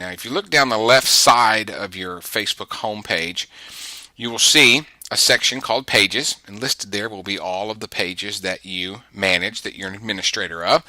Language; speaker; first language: English; native; English